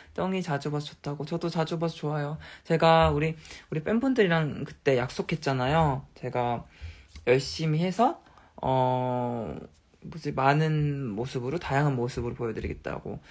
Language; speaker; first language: Korean; native; Korean